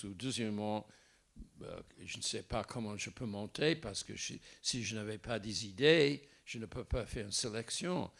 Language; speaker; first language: French; non-native, fluent; English